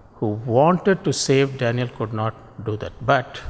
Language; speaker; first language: English; non-native, local second language; Tamil